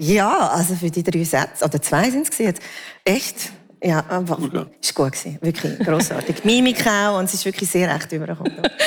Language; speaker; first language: German; native; German